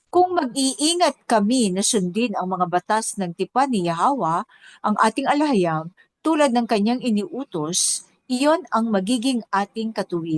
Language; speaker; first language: Filipino; native; Filipino